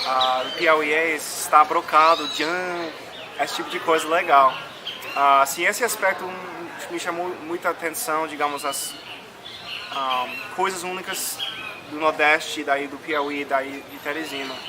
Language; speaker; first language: Portuguese; non-native, fluent; English